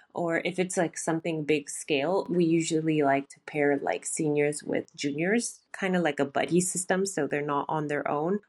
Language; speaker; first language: English; native; English